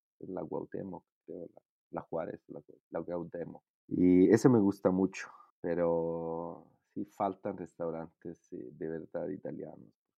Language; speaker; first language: Spanish; non-native, fluent; Italian